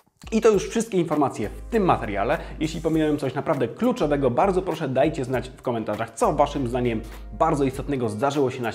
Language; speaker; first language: Polish; native; Polish